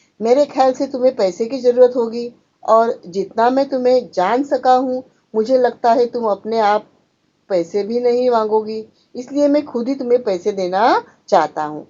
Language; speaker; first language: Hindi; non-native, local second language; Marathi